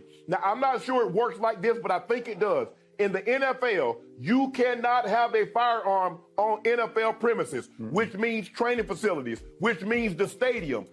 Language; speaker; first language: English; native; English